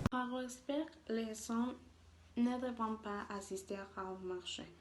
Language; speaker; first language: French; non-native, learner; Spanish